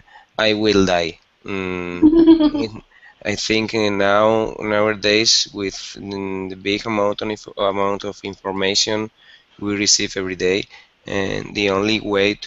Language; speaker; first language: English; non-native, learner; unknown